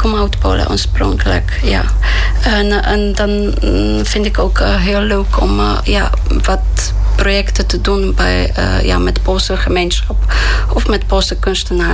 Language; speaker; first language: Dutch; non-native, fluent; Polish